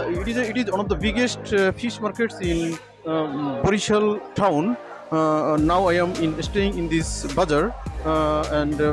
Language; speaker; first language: English; non-native, learner; Bangla